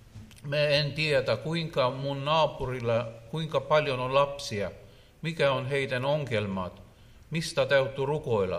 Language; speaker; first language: Finnish; non-native, learner; Russian